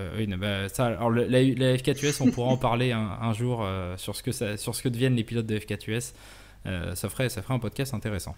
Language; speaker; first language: French; native; French